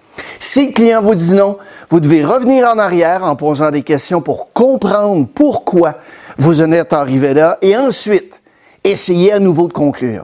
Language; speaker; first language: French; native; French